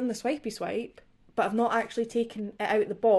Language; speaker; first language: English; native; English